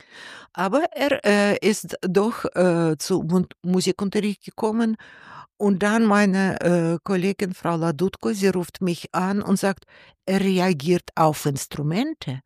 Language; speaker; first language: German; non-native, learner; Russian